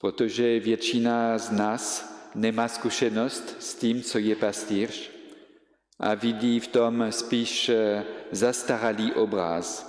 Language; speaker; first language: Czech; non-native, fluent; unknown